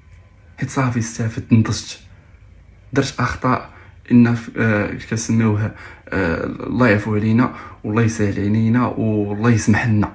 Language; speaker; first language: Arabic; native; Arabic